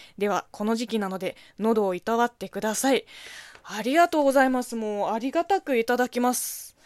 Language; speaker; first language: Japanese; non-native, fluent; Chinese